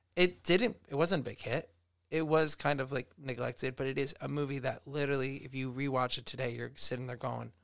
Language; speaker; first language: English; native; English